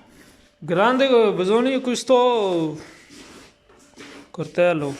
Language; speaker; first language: Italian; non-native, learner; Punjabi